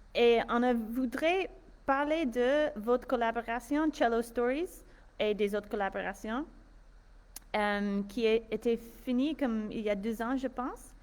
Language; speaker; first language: French; non-native, fluent; English